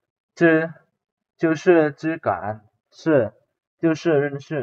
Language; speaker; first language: Chinese; non-native, fluent; Indonesian